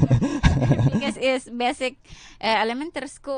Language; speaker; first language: English; non-native, learner; Indonesian